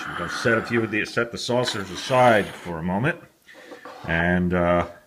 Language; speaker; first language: English; native; English